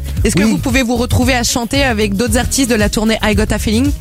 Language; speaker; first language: French; native; French